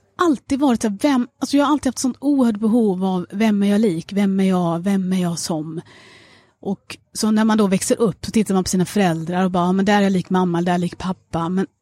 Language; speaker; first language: Swedish; early bilingual, other home language; Amharic